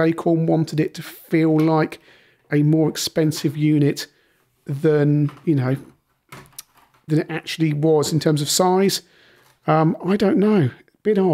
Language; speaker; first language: English; native; English